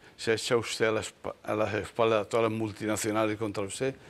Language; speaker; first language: Spanish; native; Spanish